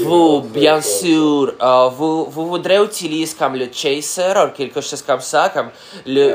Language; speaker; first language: French; non-native, learner; Russian